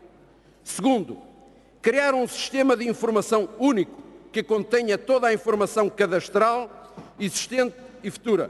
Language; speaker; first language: Portuguese; native; Portuguese